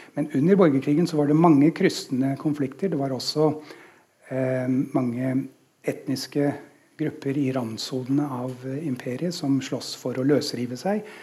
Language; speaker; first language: Norwegian; non-native, fluent; English